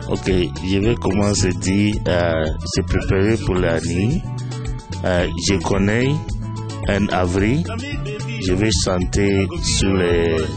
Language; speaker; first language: French; non-native, learner; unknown